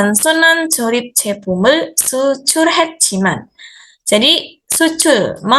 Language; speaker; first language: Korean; non-native, fluent; Indonesian